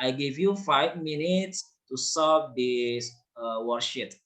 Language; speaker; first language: English; non-native, learner; Indonesian